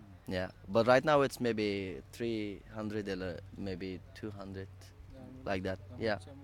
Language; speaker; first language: English; non-native, learner; Persian